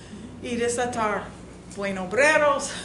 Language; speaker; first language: Spanish; non-native, learner; English